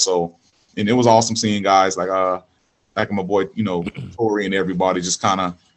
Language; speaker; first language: English; native; English